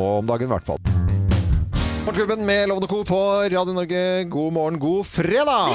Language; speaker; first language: Norwegian; native; Norwegian